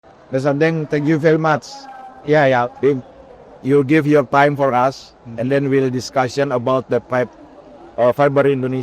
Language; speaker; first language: English; non-native, learner; Indonesian